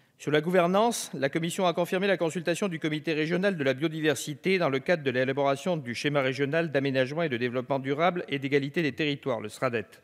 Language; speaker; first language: French; native; French